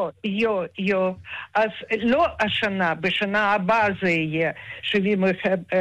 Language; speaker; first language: Hebrew; non-native, fluent; Russian